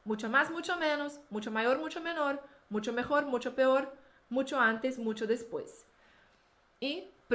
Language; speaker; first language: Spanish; non-native, fluent; Portuguese